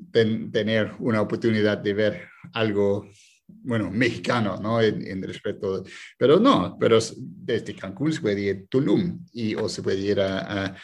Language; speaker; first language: Spanish; non-native, fluent; English